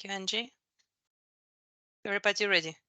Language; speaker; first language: English; non-native, fluent; Russian